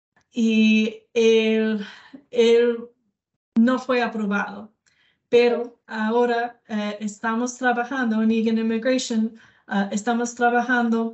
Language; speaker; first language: Spanish; non-native, fluent; English